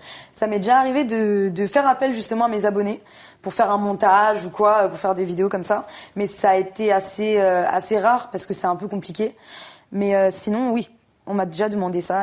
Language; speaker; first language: French; native; French